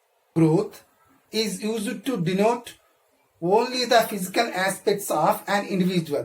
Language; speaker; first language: English; non-native, local second language; Telugu